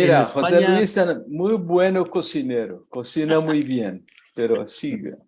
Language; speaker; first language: Spanish; non-native, fluent; Portuguese